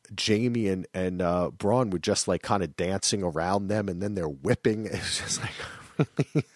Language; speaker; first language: English; native; English